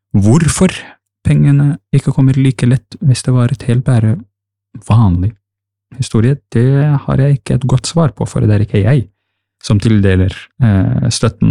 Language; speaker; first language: Norwegian; non-native, fluent; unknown